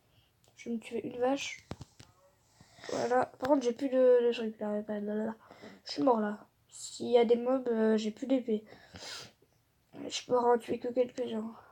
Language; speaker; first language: French; native; French